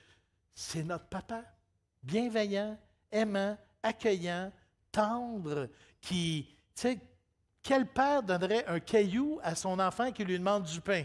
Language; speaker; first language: French; native; French